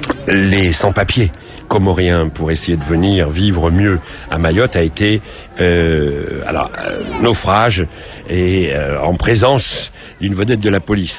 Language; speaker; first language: French; native; French